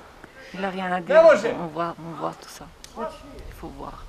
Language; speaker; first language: French; non-native, fluent; Bosnian